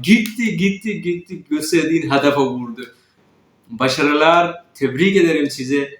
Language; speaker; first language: Turkish; non-native, learner; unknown